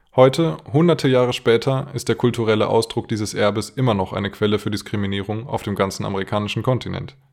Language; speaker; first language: German; native; German